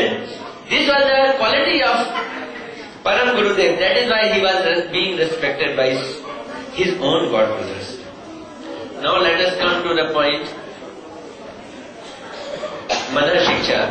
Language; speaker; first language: English; non-native, local second language; Hindi